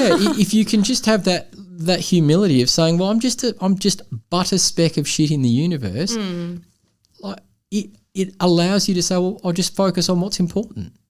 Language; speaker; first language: English; native; English